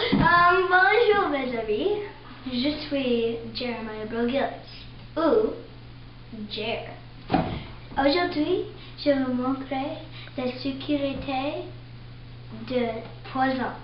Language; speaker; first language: French; non-native, learner; English